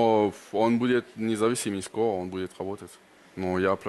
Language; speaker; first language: Russian; non-native, learner; French